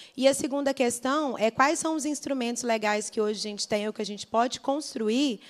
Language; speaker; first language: Portuguese; native; Portuguese